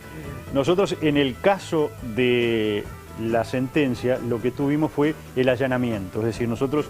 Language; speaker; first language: Spanish; native; Spanish